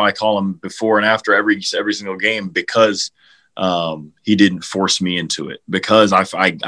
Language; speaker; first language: English; native; English